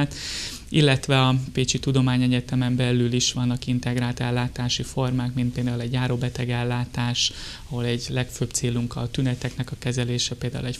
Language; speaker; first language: Hungarian; native; Hungarian